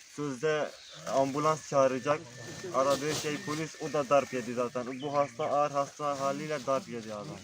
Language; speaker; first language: Turkish; non-native, fluent; Arabic